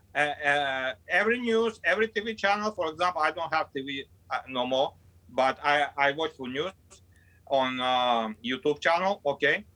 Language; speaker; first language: English; non-native, fluent; Azerbaijani